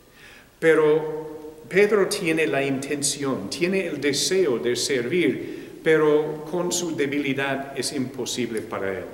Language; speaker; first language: Spanish; non-native, fluent; English